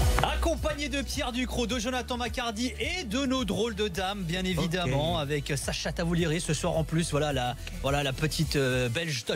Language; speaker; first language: French; native; French